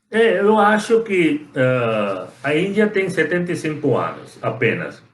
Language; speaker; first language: Portuguese; non-native, fluent; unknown